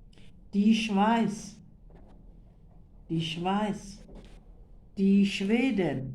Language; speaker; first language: German; non-native, fluent; Turkish